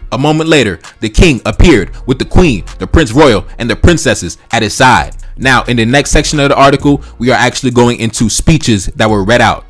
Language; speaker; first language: English; early bilingual, other home language; Haitian Creole